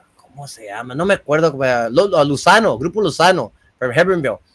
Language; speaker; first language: Spanish; early bilingual, other home language; English